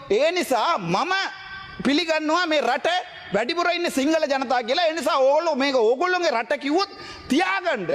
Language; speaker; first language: Sinhala; non-native, local second language; Tamil